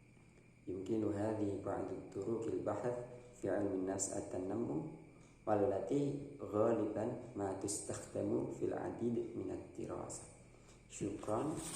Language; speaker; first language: Arabic; non-native, learner; Indonesian